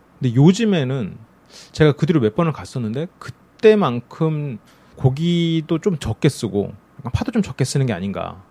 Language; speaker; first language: Korean; native; Korean